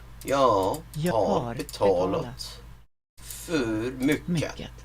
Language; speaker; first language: Swedish; non-native, learner; English